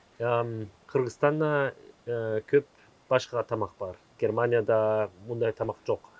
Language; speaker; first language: Kyrgyz; non-native, learner; German